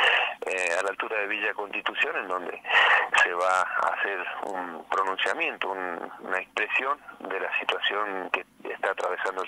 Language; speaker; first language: Spanish; native; Spanish